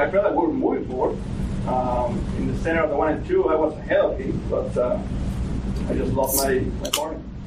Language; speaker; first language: English; non-native, fluent; Spanish